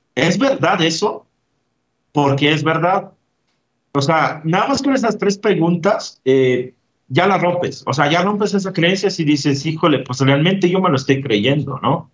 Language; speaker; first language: Spanish; non-native, fluent; Italian